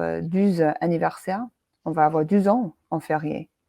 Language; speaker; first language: French; non-native, fluent; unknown